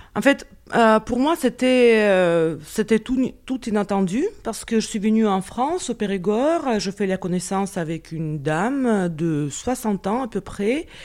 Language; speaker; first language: French; non-native, fluent; Russian